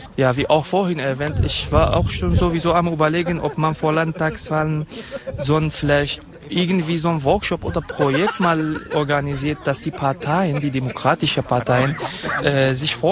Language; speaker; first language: German; non-native, fluent; Kurdish